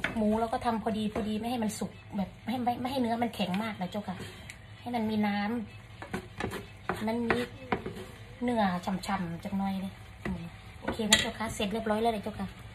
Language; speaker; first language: Thai; native; Thai